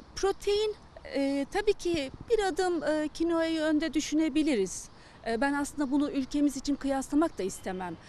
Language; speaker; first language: Turkish; native; Turkish